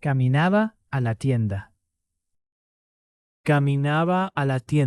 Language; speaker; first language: Spanish; non-native, fluent; English